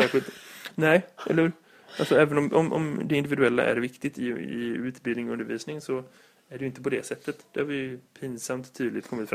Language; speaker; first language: Swedish; native; Swedish